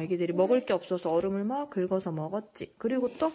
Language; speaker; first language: Korean; native; Korean